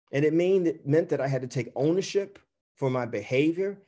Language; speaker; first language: English; native; English